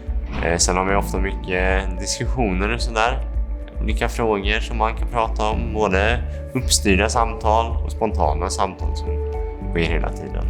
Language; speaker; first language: Swedish; native; Swedish